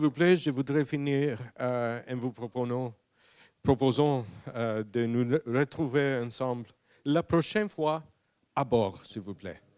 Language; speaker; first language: French; non-native, learner; Greek